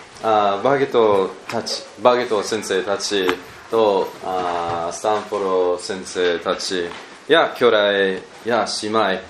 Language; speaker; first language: Japanese; non-native, learner; English